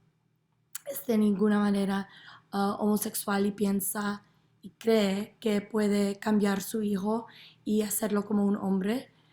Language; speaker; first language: Spanish; non-native, learner; English